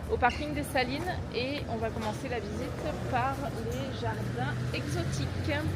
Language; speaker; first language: French; native; French